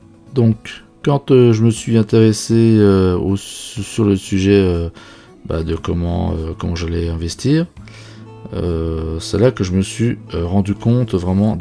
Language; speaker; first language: French; native; French